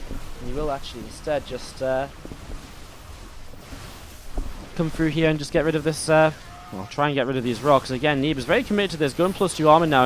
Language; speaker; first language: English; native; English